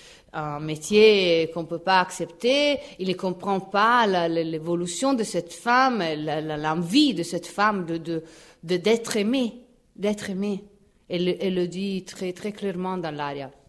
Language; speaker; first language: French; non-native, fluent; Italian